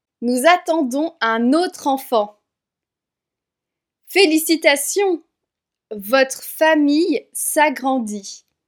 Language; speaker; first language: French; native; French